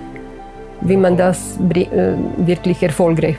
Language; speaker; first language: German; non-native, fluent; Croatian